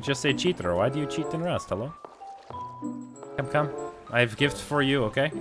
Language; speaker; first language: English; native; English